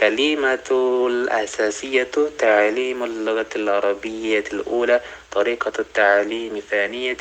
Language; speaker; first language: Arabic; non-native, learner; Indonesian